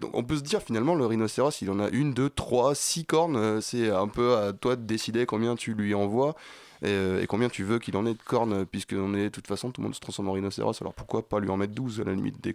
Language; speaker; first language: French; native; French